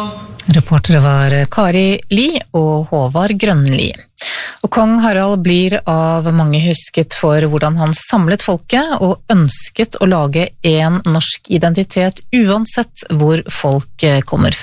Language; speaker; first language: Norwegian; native; Norwegian